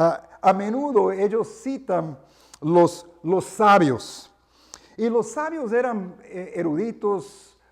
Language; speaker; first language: Spanish; non-native, fluent; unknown